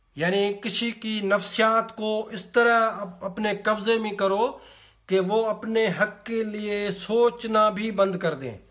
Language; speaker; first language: Urdu; non-native, local second language; Sindhi